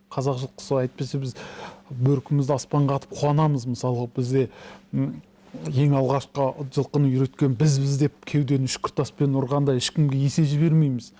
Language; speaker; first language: Kazakh; early bilingual, heritage; Kazakh